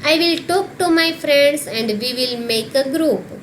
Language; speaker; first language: English; non-native, local second language; Gujarati